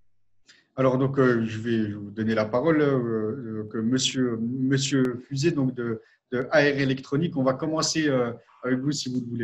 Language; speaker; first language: French; native; French